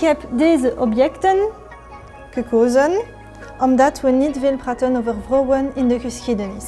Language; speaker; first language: Dutch; non-native, learner; French